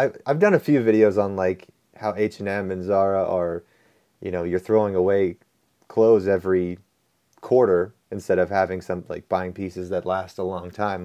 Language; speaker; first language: English; native; English